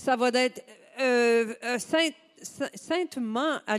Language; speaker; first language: French; native; French